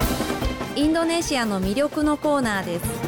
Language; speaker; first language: Japanese; non-native, fluent; Indonesian